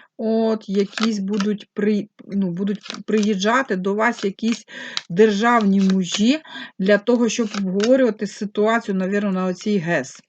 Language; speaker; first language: Ukrainian; non-native, local second language; Russian